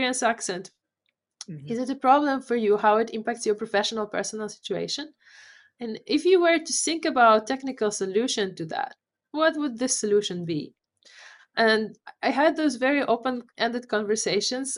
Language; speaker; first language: English; non-native, fluent; Polish